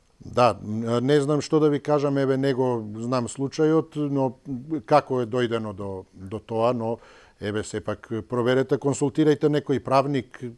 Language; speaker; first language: Macedonian; native; Macedonian